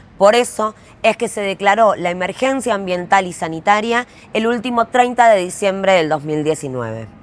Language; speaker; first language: Spanish; native; Spanish